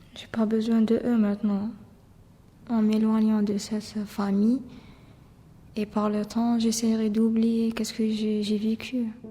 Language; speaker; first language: French; non-native, local second language; Arabic